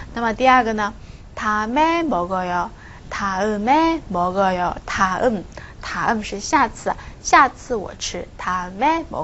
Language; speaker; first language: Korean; non-native, fluent; Chinese